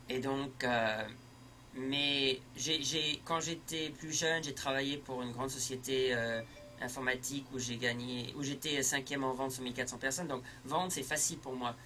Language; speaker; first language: French; early bilingual, heritage; French